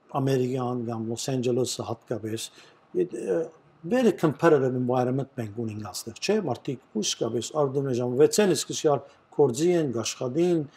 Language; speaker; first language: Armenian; early bilingual, heritage; Armenian